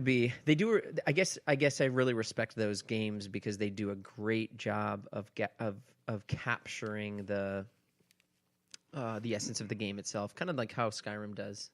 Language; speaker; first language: English; native; English